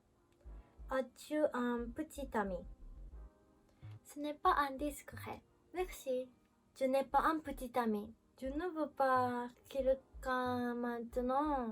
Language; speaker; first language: French; non-native, learner; Japanese